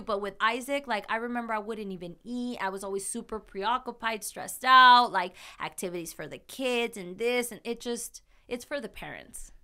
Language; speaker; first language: English; early bilingual, other home language; Spanish